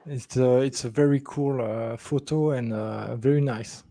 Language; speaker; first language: English; non-native, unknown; French